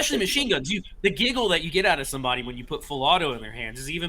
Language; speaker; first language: English; native; English